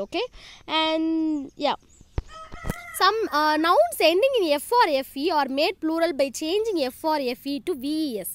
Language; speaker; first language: English; non-native, local second language; Tamil